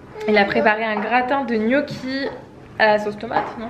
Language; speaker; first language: French; native; French